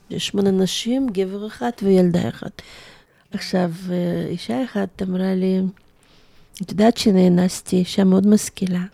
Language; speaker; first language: Hebrew; non-native, fluent; Russian